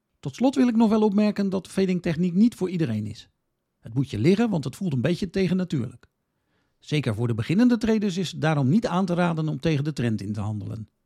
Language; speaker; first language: Dutch; native; Dutch